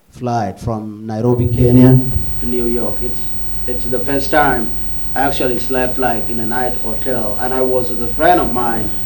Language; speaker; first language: English; early bilingual, other home language; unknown